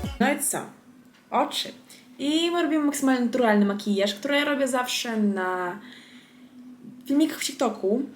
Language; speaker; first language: Polish; non-native, fluent; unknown